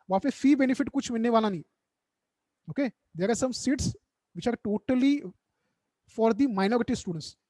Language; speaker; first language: Hindi; non-native, local second language; Marathi